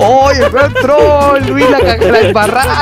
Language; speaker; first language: Spanish; native; Spanish